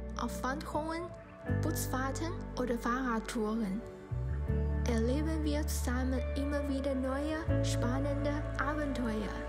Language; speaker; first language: German; non-native, fluent; Chinese